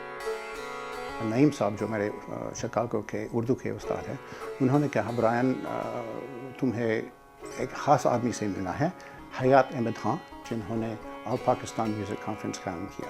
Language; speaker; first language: Urdu; non-native, fluent; English